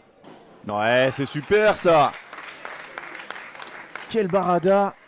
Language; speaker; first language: French; native; French